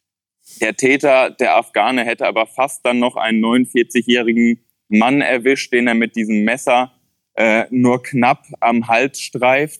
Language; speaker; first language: German; native; German